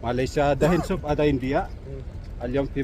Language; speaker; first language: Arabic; non-native, learner; Indonesian